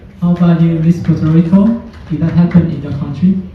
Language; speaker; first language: English; non-native, fluent; Vietnamese